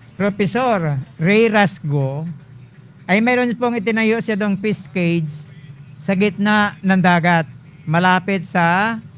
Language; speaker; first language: Filipino; native; Filipino